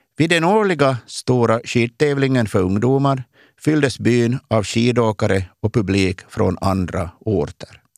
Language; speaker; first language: Swedish; native; Swedish